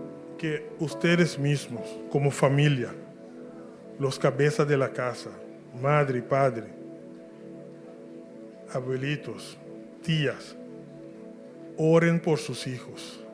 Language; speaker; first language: Spanish; non-native, local second language; Papiamento